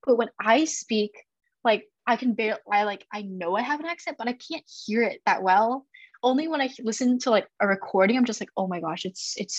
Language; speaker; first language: English; early bilingual, other home language; Chinese